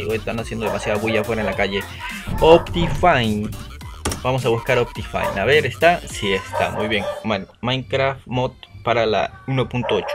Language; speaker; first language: Spanish; native; Spanish